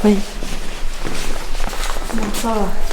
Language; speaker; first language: French; non-native, learner; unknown